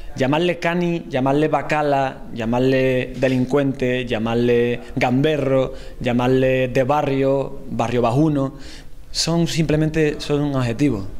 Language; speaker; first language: Spanish; native; Spanish